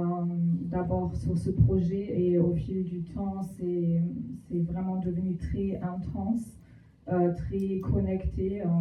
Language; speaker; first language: French; non-native, fluent; German